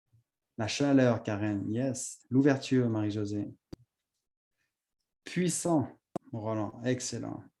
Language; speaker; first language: French; native; French